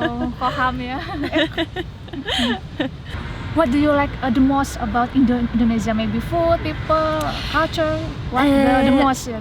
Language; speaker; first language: English; non-native, learner; Indonesian